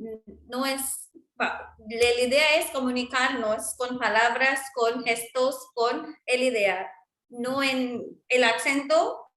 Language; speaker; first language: Spanish; non-native, fluent; Marwari